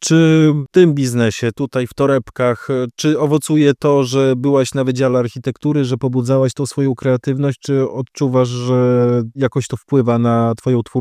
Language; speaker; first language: Polish; native; Polish